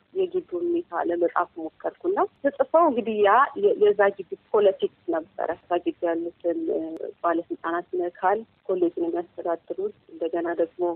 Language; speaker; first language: Amharic; native; Amharic